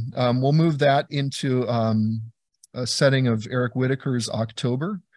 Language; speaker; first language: English; native; English